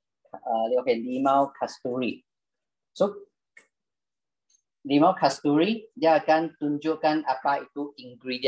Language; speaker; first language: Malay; non-native, local second language; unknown